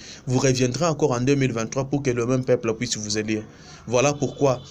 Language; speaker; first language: French; non-native, local second language; Luba-Lulua